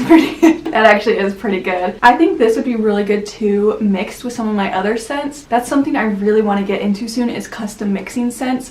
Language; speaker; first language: English; native; English